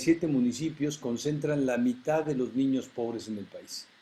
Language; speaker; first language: Spanish; native; Spanish